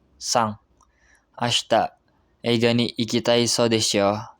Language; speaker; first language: Japanese; non-native, learner; Indonesian